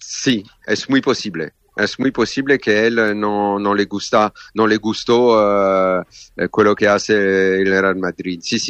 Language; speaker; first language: Spanish; non-native, learner; French